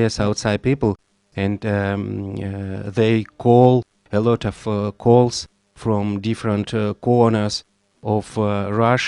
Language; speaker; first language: English; non-native, fluent; Russian